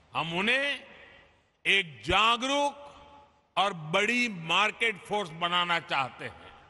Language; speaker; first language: Hindi; non-native, local second language; Gujarati